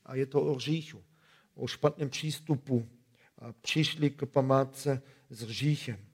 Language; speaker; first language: Czech; non-native, fluent; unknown